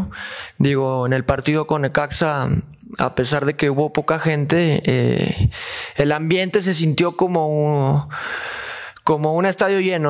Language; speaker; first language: Spanish; native; Spanish